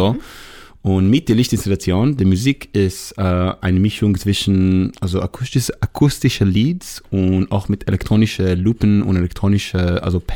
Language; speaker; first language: German; non-native, learner; Hebrew